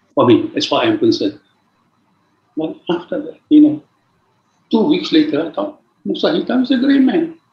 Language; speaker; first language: English; non-native, local second language; Malay